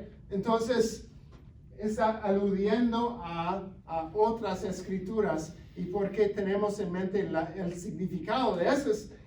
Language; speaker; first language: Spanish; non-native, fluent; English